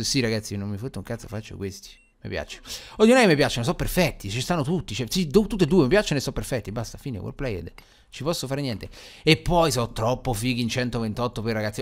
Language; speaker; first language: Italian; native; Italian